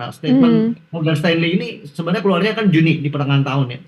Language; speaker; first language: Indonesian; native; Indonesian